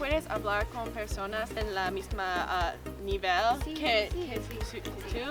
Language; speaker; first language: Spanish; non-native, learner; English